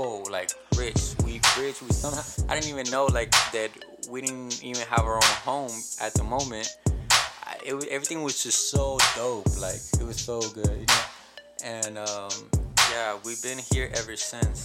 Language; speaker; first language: English; early bilingual, other home language; Spanish